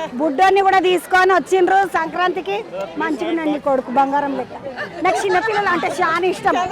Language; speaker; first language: Telugu; native; Telugu